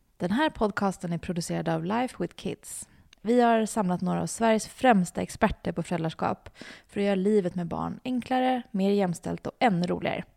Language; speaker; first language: Swedish; native; Swedish